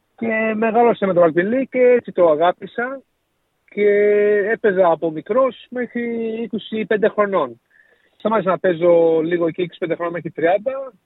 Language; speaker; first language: Greek; early bilingual, heritage; Greek